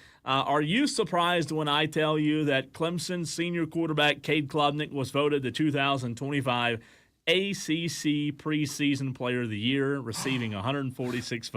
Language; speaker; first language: English; native; English